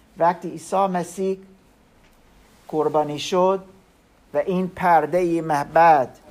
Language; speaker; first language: Persian; non-native, learner; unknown